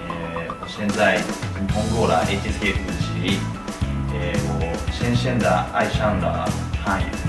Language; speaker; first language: Chinese; non-native, fluent; Japanese